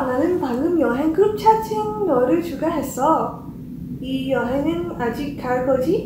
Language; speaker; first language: Korean; non-native, learner; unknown